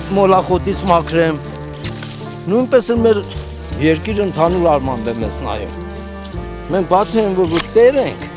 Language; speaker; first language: Armenian; early bilingual, heritage; Armenian